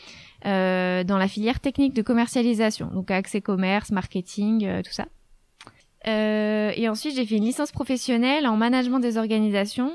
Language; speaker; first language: French; native; French